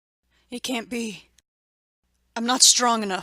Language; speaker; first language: English; native; English